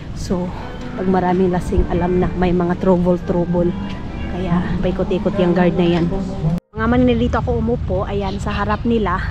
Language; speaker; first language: Filipino; non-native, local second language; Cebuano